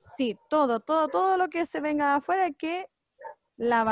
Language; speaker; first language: Spanish; native; Spanish